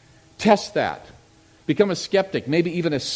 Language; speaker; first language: English; native; English